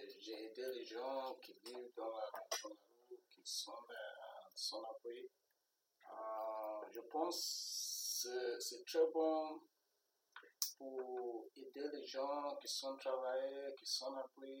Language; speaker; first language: French; non-native, learner; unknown